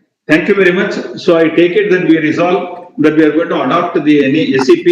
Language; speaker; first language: English; non-native, local second language; Kannada